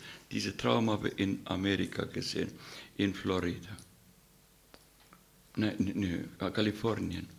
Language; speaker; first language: German; non-native, learner; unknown